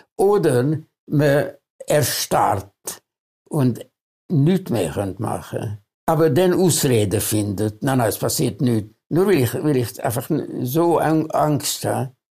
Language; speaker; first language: German; early bilingual, other home language; Hungarian